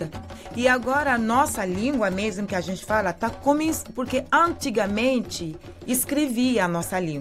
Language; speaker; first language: Portuguese; non-native, fluent; Mandingo